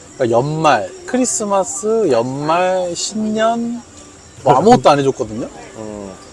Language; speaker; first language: Korean; native; Korean